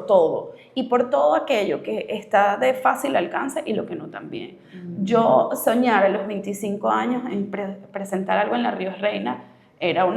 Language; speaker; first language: Spanish; native; Spanish